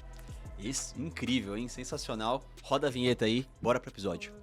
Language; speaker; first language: Portuguese; native; Portuguese